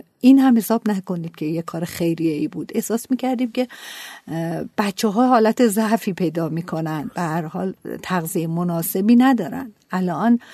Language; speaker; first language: Persian; native; Persian